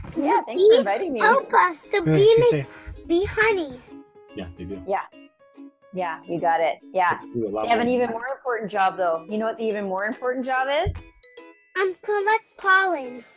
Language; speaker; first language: English; native; English